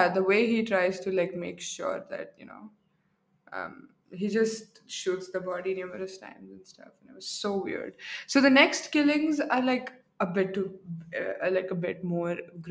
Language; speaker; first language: English; non-native, local second language; Arabic